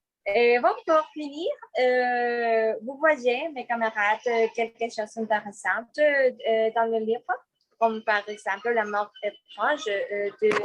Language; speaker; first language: French; non-native, learner; Spanish